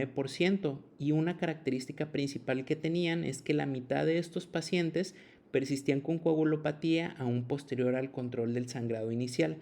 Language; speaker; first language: Spanish; native; Spanish